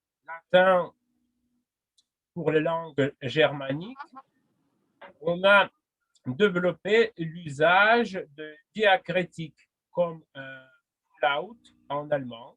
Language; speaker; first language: French; non-native, fluent; Russian